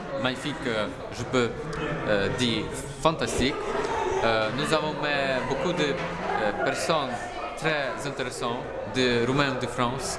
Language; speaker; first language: French; non-native, learner; Romanian